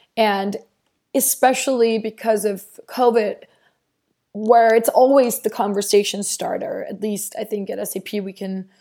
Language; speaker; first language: English; non-native, fluent; Danish